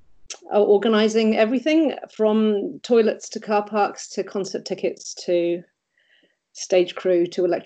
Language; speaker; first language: English; native; English